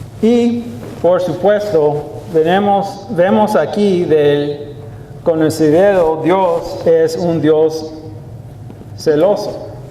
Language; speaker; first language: Spanish; non-native, learner; English